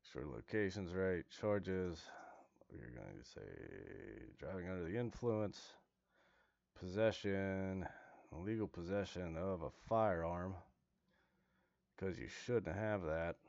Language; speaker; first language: English; native; English